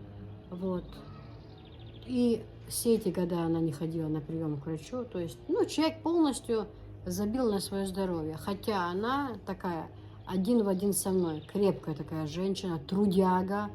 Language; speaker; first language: Russian; non-native, local second language; Chechen